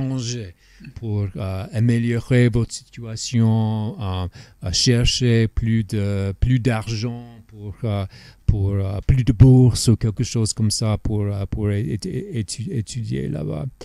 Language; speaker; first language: French; non-native, fluent; English